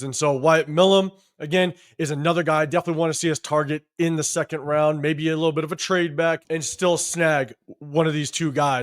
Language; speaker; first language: English; native; English